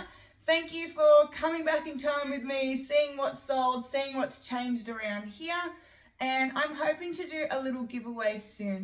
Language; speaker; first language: English; native; English